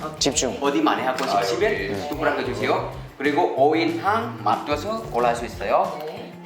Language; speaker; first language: Korean; non-native, learner; Vietnamese